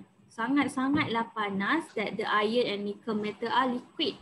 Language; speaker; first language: English; non-native, local second language; Malay